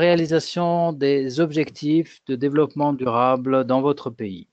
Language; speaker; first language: French; native; French